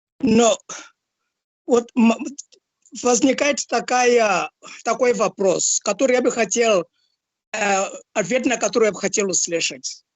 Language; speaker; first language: Russian; non-native, fluent; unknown